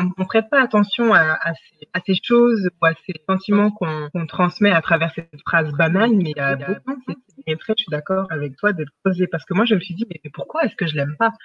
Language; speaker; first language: French; early bilingual, other home language; Wolof